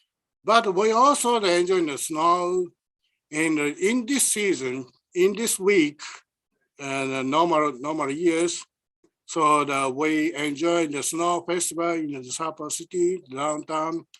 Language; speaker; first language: English; non-native, learner; Japanese